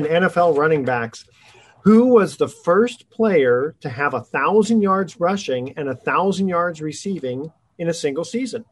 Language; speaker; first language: English; native; English